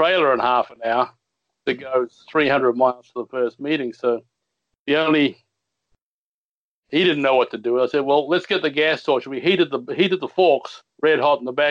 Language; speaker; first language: English; native; English